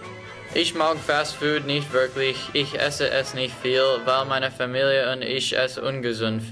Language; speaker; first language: German; non-native, learner; English